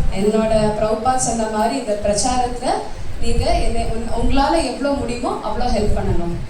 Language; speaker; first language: Tamil; early bilingual, heritage; Tamil